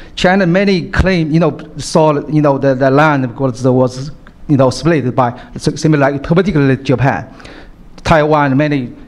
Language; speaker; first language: English; non-native, fluent; Chinese